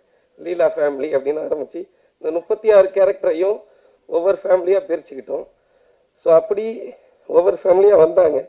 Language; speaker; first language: Tamil; native; Tamil